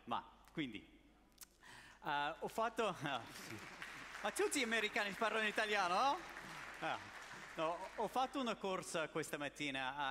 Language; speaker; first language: Italian; non-native, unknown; English